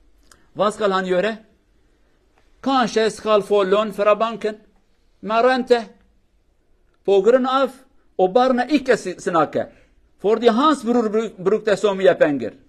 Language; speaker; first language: Norwegian; non-native, learner; Kurdish